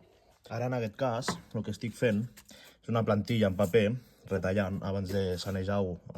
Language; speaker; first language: Catalan; native; Catalan